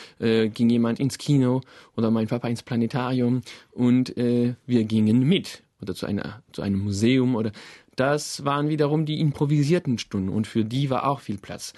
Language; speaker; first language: German; non-native, fluent; French